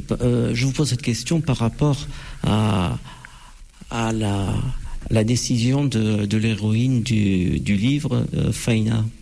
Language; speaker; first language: French; native; French